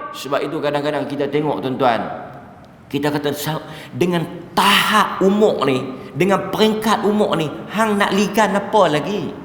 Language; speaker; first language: Malay; native; Malay